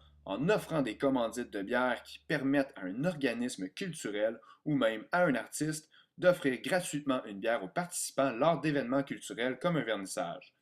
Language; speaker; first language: French; native; French